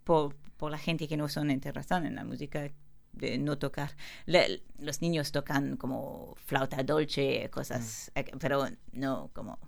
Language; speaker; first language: Spanish; non-native, learner; French